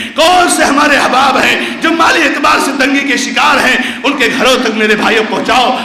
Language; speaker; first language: Urdu; non-native, local second language; Konkani